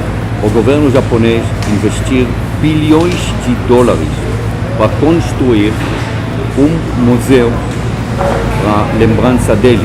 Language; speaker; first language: Portuguese; non-native, fluent; Hebrew